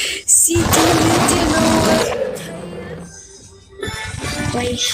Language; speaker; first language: English; early bilingual, heritage; Amharic